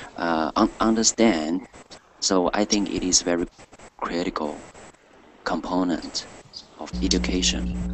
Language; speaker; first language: English; non-native, learner; Chinese